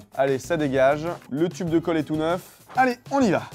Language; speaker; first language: French; native; French